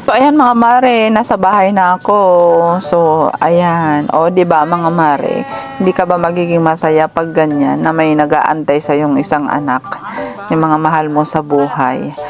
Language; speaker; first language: Filipino; non-native, local second language; Iloko